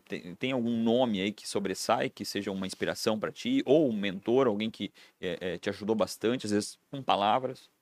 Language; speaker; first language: Portuguese; native; Portuguese